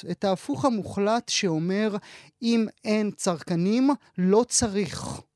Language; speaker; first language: Hebrew; native; Hebrew